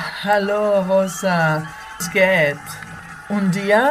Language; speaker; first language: German; non-native, learner; Spanish